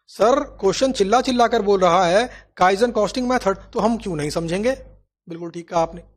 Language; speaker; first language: Hindi; native; Hindi